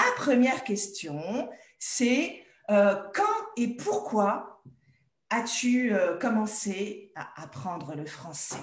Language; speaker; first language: French; native; French